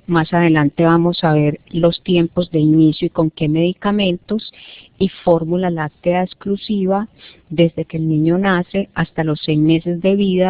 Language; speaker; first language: Spanish; native; Spanish